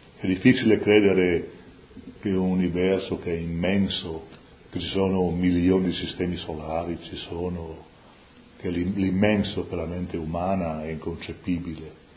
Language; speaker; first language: Italian; non-native, local second language; Friulian